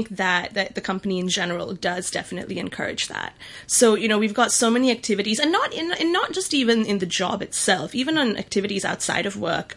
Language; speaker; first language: English; native; English